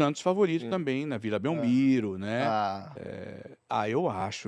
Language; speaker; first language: Portuguese; native; Portuguese